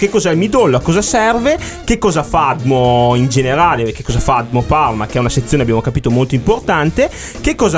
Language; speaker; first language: Italian; native; Italian